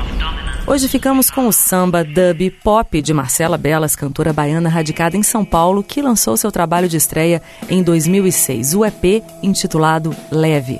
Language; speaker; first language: Portuguese; native; Portuguese